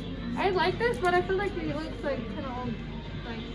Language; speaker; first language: English; native; English